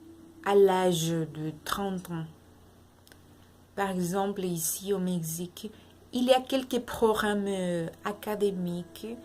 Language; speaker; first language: French; non-native, learner; Spanish